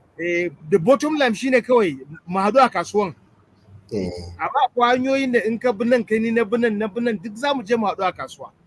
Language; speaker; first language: Hausa; non-native, local second language; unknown